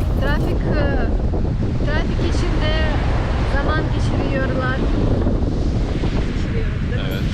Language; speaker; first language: Turkish; non-native, learner; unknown